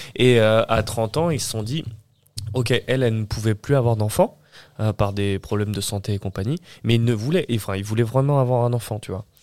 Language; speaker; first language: French; early bilingual, other home language; Portuguese